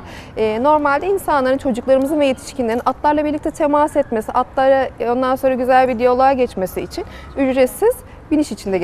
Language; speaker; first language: Turkish; native; Turkish